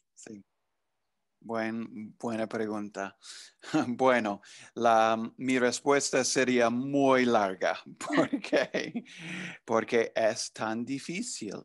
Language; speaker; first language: Spanish; non-native, fluent; English